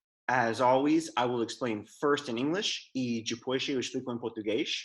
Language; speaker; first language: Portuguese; non-native, fluent; English